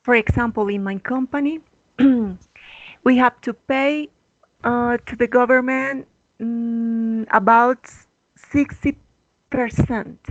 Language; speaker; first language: English; non-native, learner; Spanish